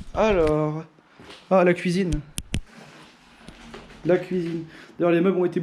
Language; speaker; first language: French; native; French